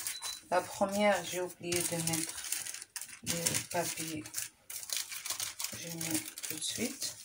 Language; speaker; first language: French; non-native, local second language; Arabic